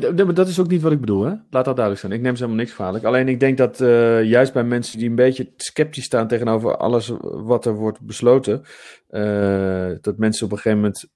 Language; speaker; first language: Dutch; native; Dutch